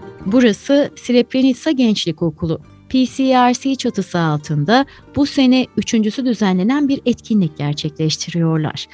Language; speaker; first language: Turkish; native; Turkish